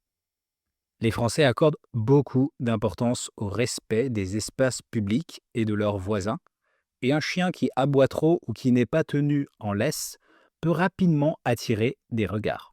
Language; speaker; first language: French; native; French